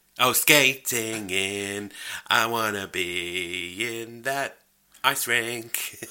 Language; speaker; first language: English; native; English